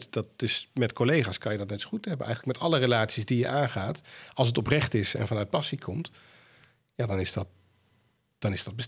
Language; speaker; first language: Dutch; native; Dutch